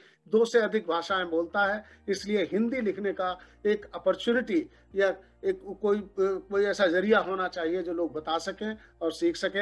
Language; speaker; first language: Hindi; native; Hindi